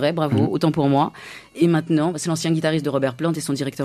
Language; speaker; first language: French; native; French